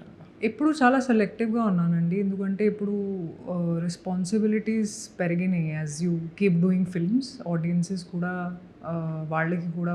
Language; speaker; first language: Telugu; non-native, fluent; Punjabi